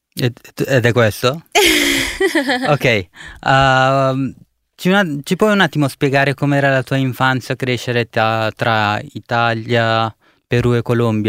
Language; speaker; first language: Italian; early bilingual, other home language; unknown